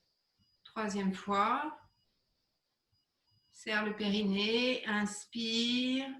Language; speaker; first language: French; native; French